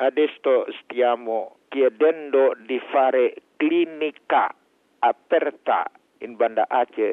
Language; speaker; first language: Italian; non-native, learner; Indonesian